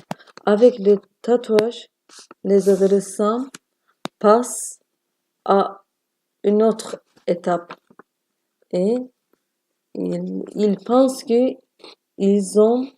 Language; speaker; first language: French; non-native, learner; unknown